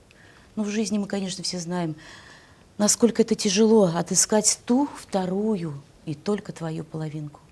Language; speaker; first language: Russian; native; Russian